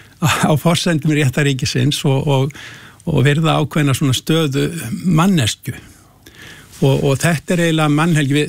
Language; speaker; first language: Icelandic; native; Icelandic